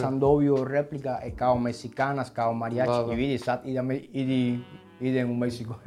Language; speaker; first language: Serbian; non-native, learner; Spanish